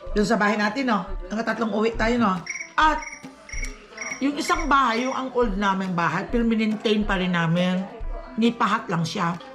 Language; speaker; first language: Filipino; native; Filipino